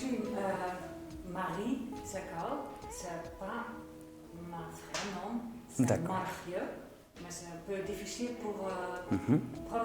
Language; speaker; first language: French; non-native, learner; Dutch